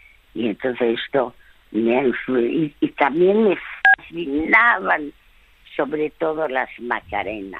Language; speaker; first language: Spanish; early bilingual, other home language; French